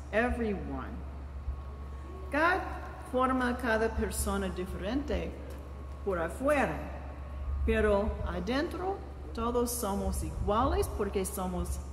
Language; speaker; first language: Spanish; non-native, fluent; English